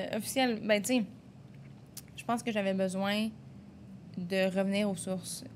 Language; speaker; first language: French; native; French